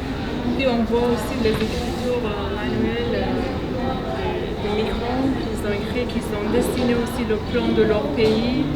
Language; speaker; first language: French; non-native, fluent; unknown